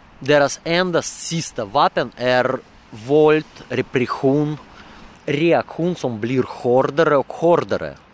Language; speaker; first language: Swedish; non-native, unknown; Russian